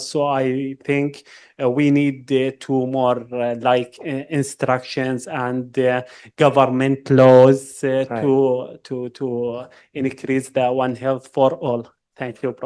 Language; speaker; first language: English; non-native, learner; Arabic